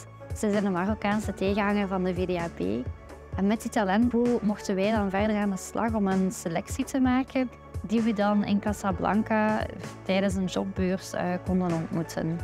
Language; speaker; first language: Dutch; native; Dutch